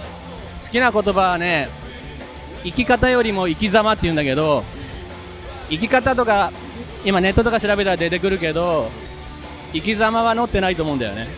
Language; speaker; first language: Japanese; native; Japanese